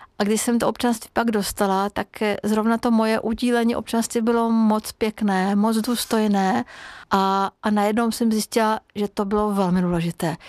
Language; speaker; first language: Czech; non-native, fluent; Hungarian